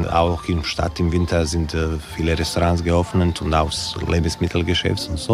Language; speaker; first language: German; non-native, learner; Croatian